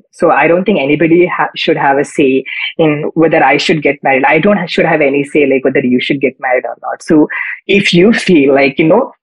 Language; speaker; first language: English; non-native, local second language; Kannada